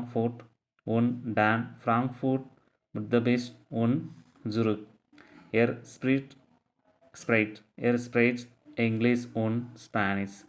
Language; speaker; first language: German; non-native, learner; Tamil